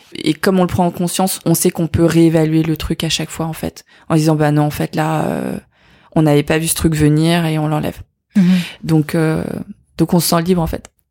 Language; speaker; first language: French; native; French